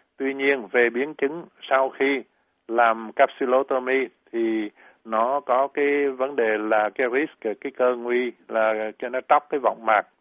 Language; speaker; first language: Vietnamese; native; Vietnamese